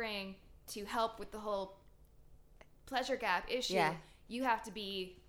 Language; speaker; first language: English; native; English